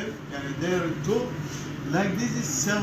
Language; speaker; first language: English; non-native, learner; Turkish